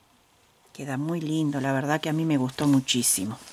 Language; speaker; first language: Spanish; native; Spanish